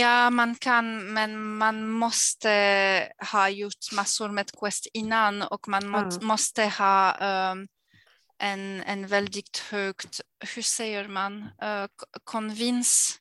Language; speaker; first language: Swedish; non-native, fluent; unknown